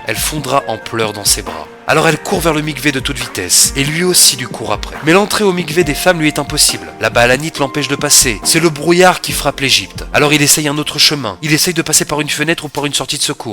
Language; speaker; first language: French; native; French